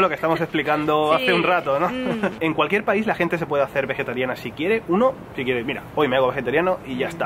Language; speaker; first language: Spanish; native; Spanish